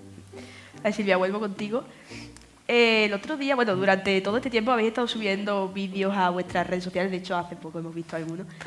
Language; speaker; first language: Spanish; native; Spanish